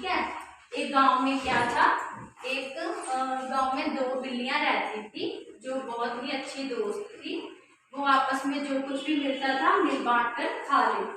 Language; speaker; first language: Hindi; native; Hindi